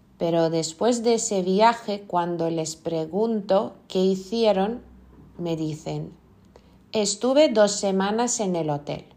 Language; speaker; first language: Spanish; non-native, fluent; Lithuanian